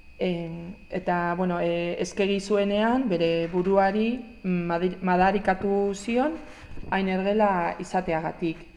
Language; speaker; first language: Basque; non-native, local second language; Spanish